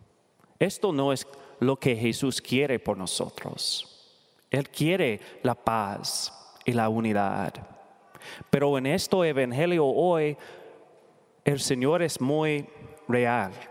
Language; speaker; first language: Spanish; non-native, learner; English